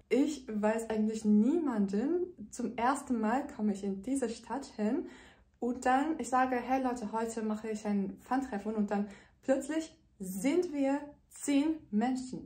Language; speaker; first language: German; non-native, fluent; Turkish